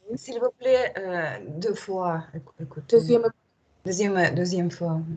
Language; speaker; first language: French; non-native, learner; Russian